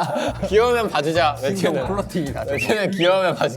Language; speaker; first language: Korean; native; Korean